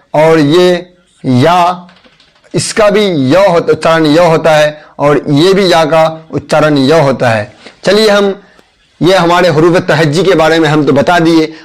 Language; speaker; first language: Hindi; native; Hindi